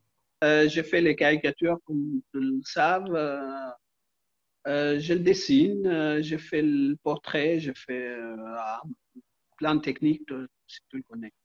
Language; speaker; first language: French; non-native, learner; Arabic